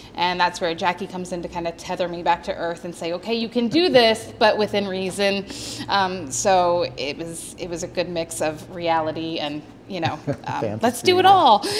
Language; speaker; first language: English; native; English